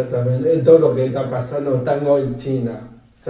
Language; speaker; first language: Spanish; non-native, fluent; Chinese